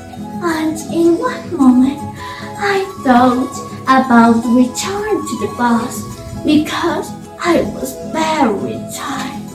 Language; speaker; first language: English; non-native, learner; Spanish